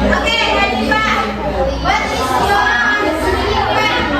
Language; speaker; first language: English; non-native, learner; Indonesian